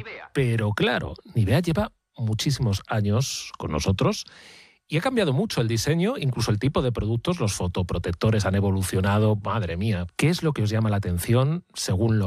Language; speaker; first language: Spanish; native; Spanish